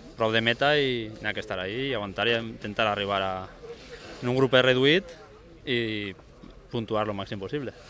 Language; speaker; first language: Catalan; native; Catalan